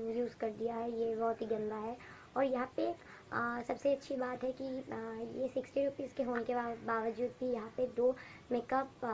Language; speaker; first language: Hindi; non-native, local second language; Bangla